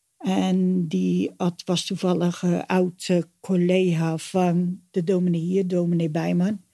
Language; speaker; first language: Dutch; native; Dutch